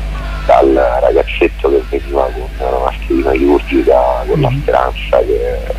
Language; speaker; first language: Italian; native; Italian